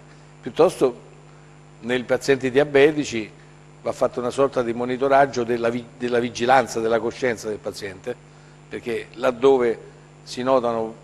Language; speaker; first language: Italian; native; Italian